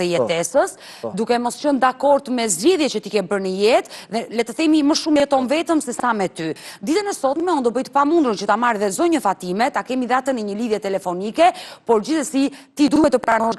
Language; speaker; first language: Albanian; native; Albanian